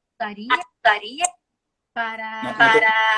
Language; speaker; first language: Spanish; non-native, learner; Portuguese